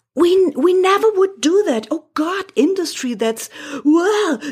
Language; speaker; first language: English; non-native, fluent; German